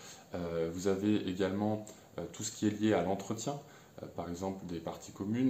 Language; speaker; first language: French; native; French